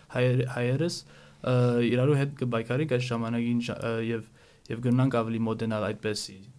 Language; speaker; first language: Armenian; early bilingual, heritage; Armenian